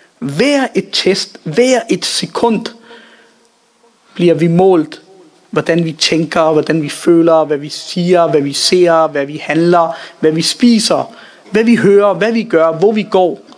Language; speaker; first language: Danish; early bilingual, other home language; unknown